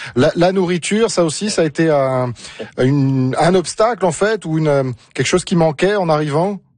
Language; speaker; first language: French; native; French